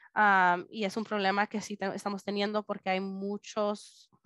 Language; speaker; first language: Spanish; early bilingual, heritage; Spanish